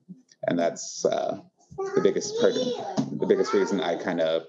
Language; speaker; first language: English; native; English